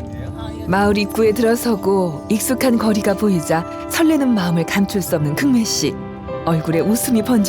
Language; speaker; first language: Korean; native; Korean